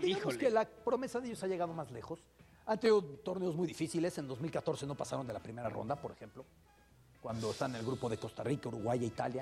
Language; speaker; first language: Spanish; native; Spanish